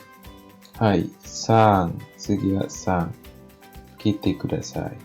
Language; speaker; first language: Japanese; non-native, fluent; Indonesian